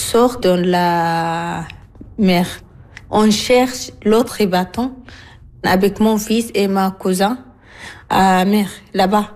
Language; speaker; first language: French; non-native, learner; Arabic